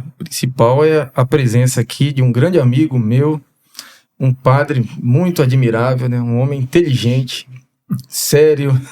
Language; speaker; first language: Portuguese; native; Portuguese